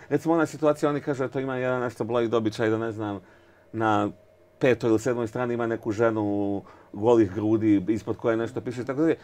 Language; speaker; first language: Serbian; native; Serbian